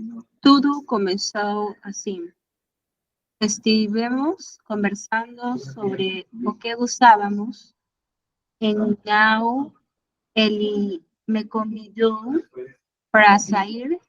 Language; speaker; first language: Portuguese; non-native, learner; Spanish